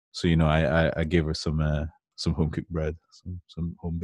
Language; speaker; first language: English; native; English